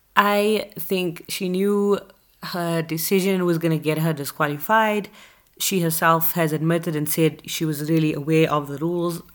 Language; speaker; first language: English; native; English